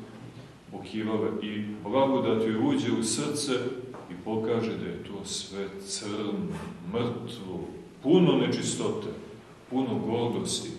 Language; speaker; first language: Serbian; native; Serbian